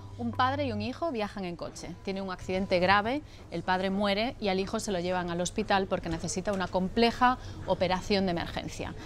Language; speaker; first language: Spanish; native; Spanish